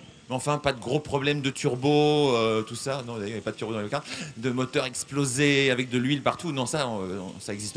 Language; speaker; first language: French; native; French